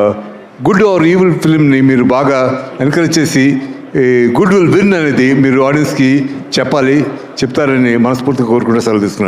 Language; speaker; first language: Telugu; native; Telugu